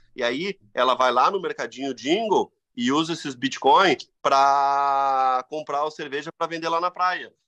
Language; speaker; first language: Portuguese; native; Portuguese